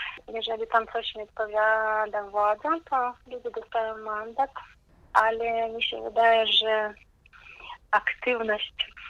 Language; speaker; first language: Polish; non-native, fluent; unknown